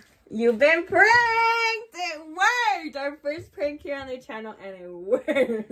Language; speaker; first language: English; early bilingual, other home language; Spanish